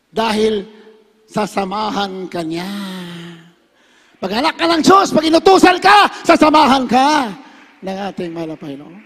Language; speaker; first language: Filipino; native; Filipino